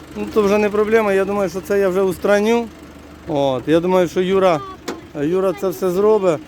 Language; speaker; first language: Ukrainian; native; Ukrainian